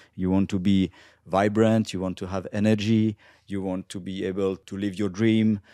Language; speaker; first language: English; non-native, fluent; French